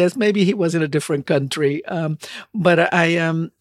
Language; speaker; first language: English; non-native, fluent; Spanish